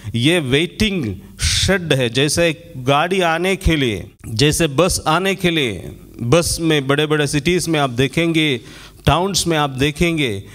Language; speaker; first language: Hindi; non-native, local second language; Malayalam